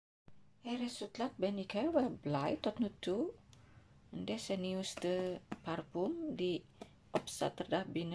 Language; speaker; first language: Dutch; non-native, learner; Indonesian